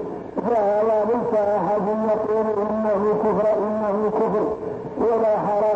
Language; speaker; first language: Arabic; native; Arabic